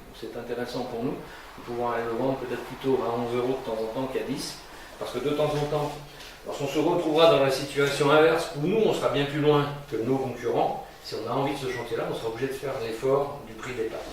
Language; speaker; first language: French; native; French